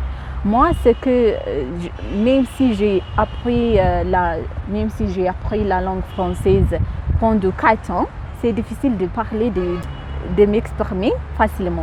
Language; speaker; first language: French; non-native, fluent; Amharic